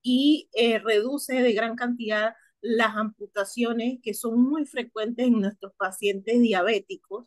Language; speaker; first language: Spanish; native; Spanish